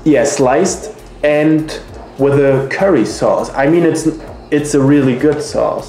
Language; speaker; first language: English; non-native, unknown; German